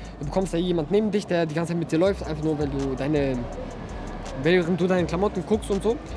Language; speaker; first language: German; early bilingual, other home language; Russian